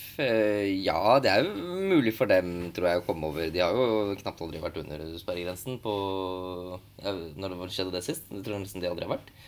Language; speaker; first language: Norwegian; native; Norwegian